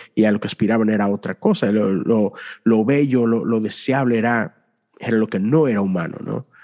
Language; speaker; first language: Spanish; native; Spanish